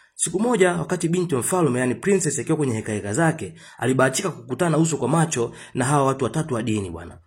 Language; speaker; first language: Swahili; native; Swahili